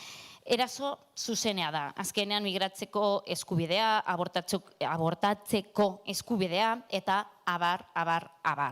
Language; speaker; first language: Basque; non-native, local second language; Catalan